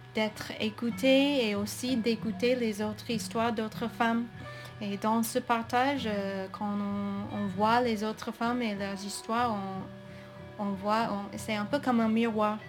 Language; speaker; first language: French; non-native, fluent; English